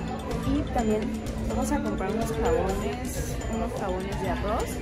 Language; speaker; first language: Spanish; native; Spanish